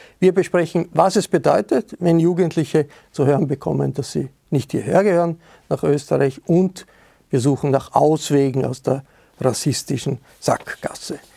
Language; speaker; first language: German; native; German